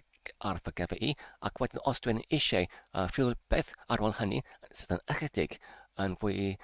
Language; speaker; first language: Welsh; non-native, learner; English